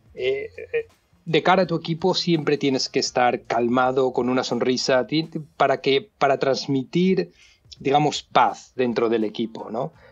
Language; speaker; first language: Spanish; native; Spanish